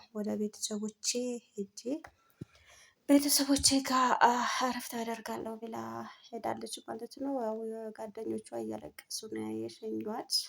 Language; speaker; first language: Amharic; non-native, local second language; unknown